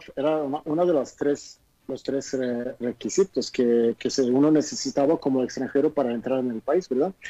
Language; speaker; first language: Spanish; non-native, fluent; Swedish